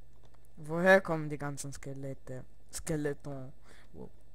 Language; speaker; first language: German; early bilingual, other home language; Russian